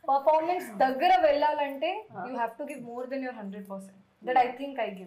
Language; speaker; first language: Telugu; non-native, local second language; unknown